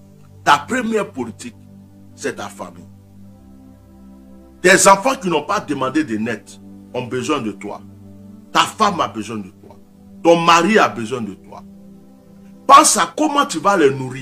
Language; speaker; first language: French; non-native, local second language; Baoulé